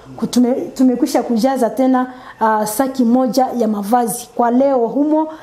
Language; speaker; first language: Swahili; non-native, local second language; Nande